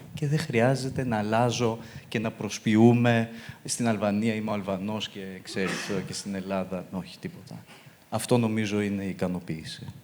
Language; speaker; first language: Greek; early bilingual, other home language; Albanian